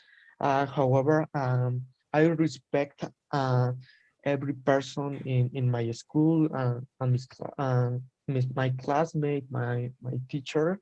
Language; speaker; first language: English; non-native, learner; Spanish